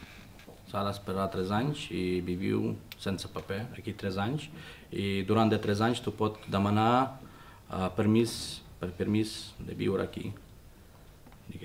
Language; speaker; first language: Catalan; non-native, learner; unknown